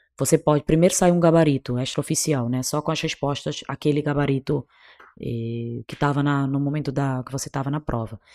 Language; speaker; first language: Portuguese; non-native, local second language; Kabuverdianu